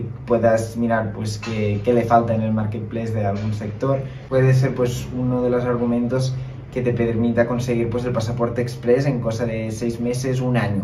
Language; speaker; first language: Spanish; native; Spanish